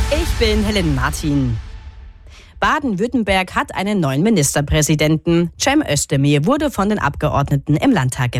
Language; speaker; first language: German; native; German